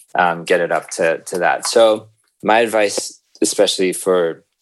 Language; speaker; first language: English; native; English